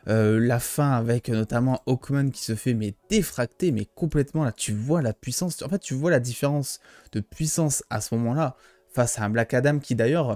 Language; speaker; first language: French; native; French